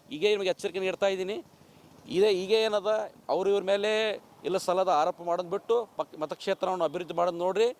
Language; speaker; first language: Kannada; native; Kannada